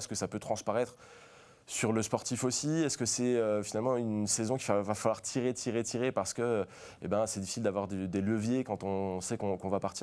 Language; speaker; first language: French; native; French